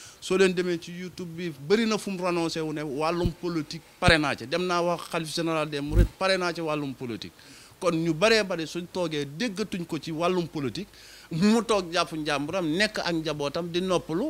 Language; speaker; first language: Wolof; native; Wolof